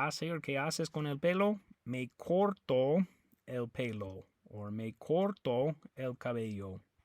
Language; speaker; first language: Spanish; non-native, fluent; English